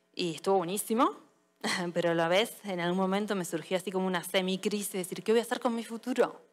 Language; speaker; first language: Spanish; native; Spanish